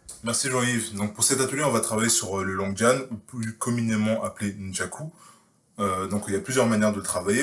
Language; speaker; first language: French; native; French